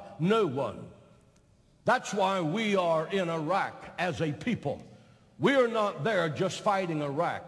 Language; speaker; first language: English; native; English